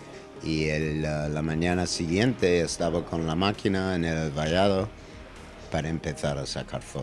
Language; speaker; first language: Spanish; non-native, learner; English